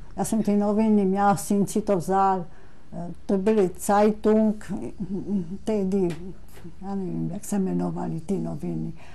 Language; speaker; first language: Czech; non-native, local second language; German